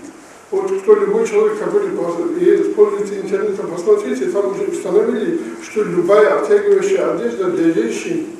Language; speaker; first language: Russian; non-native, local second language; Avaric